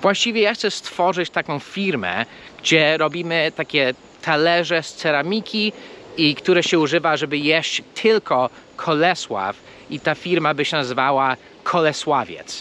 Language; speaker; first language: Polish; non-native, fluent; English